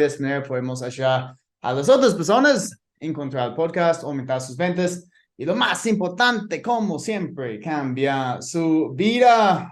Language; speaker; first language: Spanish; non-native, fluent; English